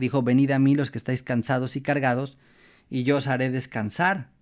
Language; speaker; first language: Spanish; native; Spanish